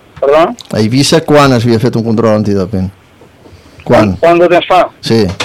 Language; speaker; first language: Catalan; native; Catalan